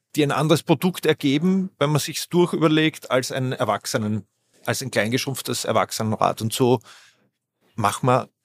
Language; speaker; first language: German; native; German